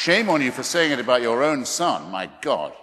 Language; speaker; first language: English; native; English